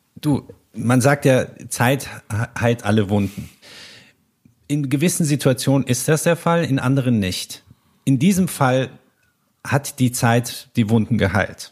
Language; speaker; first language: German; early bilingual, other home language; Persian